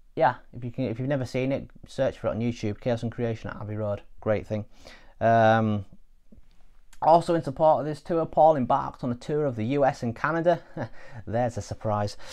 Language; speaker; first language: English; native; English